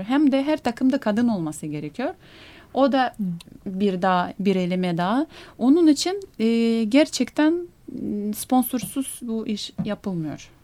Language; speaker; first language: Turkish; non-native, fluent; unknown